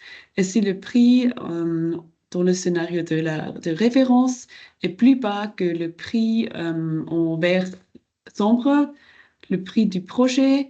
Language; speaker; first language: French; non-native, local second language; German